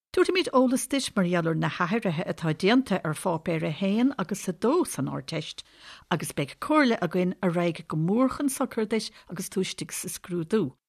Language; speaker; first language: Irish; native; Irish